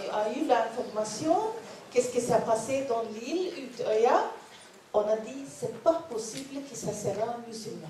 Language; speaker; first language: French; non-native, learner; Norwegian